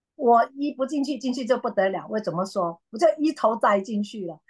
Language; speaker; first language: Chinese; non-native, local second language; Cantonese